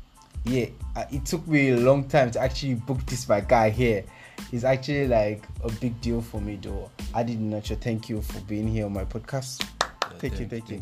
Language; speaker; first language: English; non-native, local second language; Yoruba